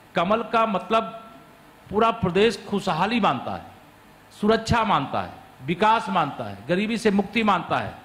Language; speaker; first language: Hindi; native; Hindi